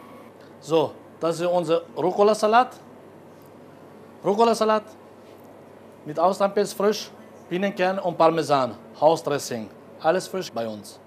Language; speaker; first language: German; non-native, fluent; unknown